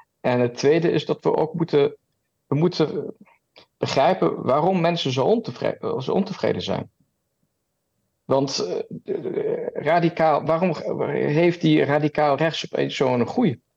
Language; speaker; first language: Dutch; early bilingual, heritage; German